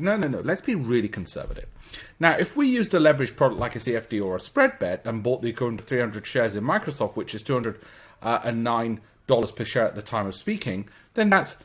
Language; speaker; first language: English; native; English